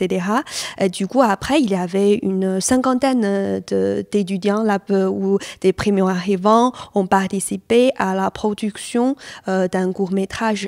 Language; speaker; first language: French; non-native, fluent; Chinese